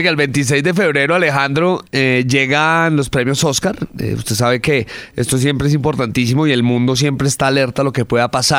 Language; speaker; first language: Spanish; native; Spanish